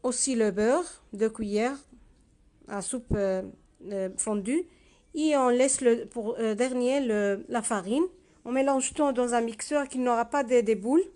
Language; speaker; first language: French; non-native, learner; Spanish